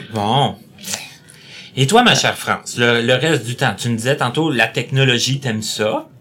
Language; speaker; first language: French; native; French